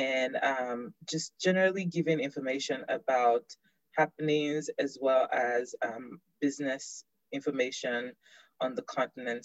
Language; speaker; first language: English; non-native, local second language; Yoruba